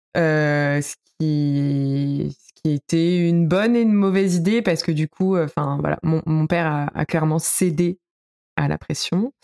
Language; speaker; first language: French; native; French